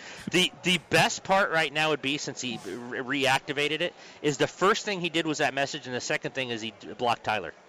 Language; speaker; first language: English; native; English